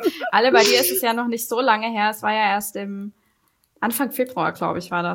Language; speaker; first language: German; native; German